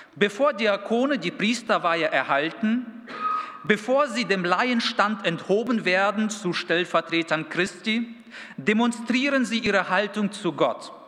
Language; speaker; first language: German; early bilingual, other home language; Russian